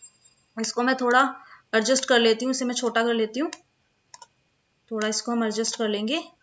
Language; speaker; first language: Hindi; native; Hindi